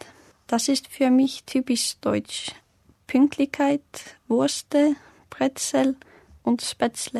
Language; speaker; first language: German; non-native, learner; Icelandic